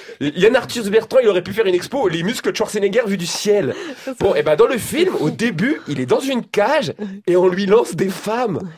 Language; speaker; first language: French; native; French